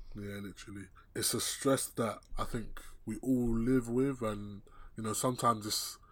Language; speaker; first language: English; native; English